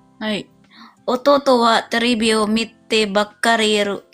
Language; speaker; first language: Japanese; non-native, learner; Filipino